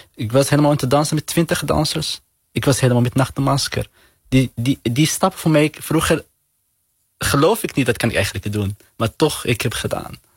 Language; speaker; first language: Dutch; non-native, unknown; Arabic